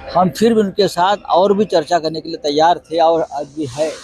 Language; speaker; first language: Hindi; non-native, local second language; Marathi